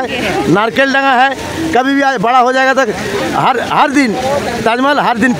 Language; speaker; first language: Hindi; non-native, local second language; Bangla